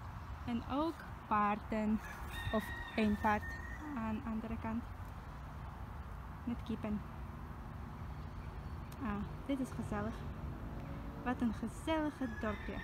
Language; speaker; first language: Dutch; non-native, learner; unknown